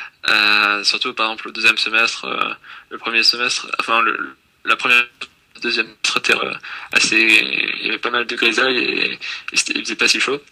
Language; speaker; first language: French; native; French